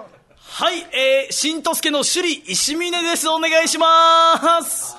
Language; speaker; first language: Japanese; native; Japanese